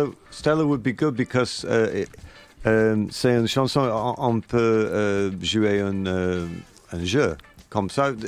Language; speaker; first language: French; non-native, learner; English